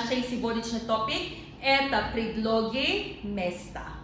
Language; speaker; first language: Russian; non-native, learner; Filipino